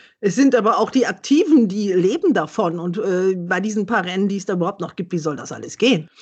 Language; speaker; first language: German; native; German